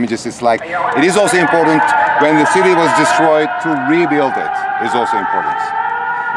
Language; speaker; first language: English; non-native, fluent; Turkish